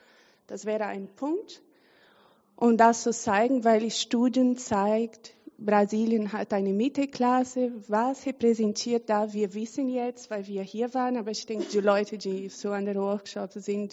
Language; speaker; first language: German; non-native, fluent; Portuguese